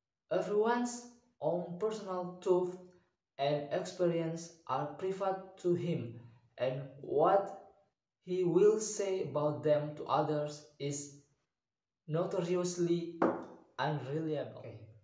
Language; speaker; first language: English; non-native, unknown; Indonesian